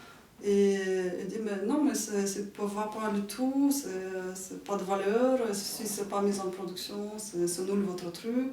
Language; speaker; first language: French; non-native, fluent; Ukrainian